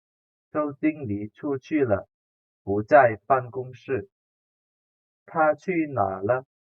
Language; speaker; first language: Chinese; non-native, fluent; Indonesian